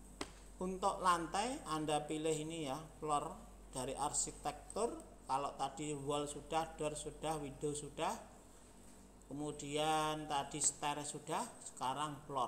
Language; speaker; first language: Indonesian; native; Indonesian